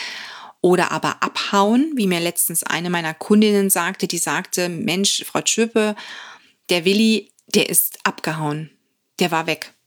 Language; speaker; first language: German; native; German